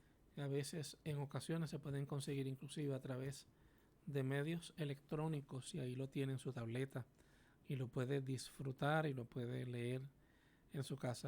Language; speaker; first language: Spanish; native; Spanish